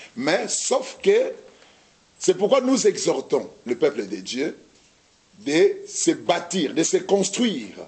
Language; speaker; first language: French; non-native, local second language; Lingala